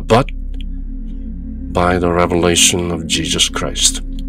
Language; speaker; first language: English; non-native, fluent; Korean